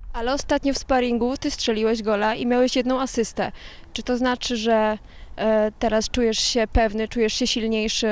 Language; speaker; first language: Polish; native; Polish